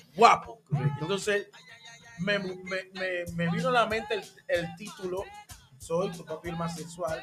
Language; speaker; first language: Spanish; non-native, local second language; English